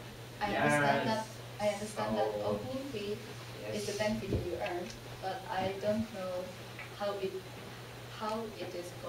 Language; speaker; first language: English; non-native, fluent; Japanese